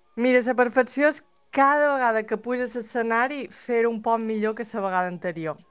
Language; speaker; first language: Catalan; native; Catalan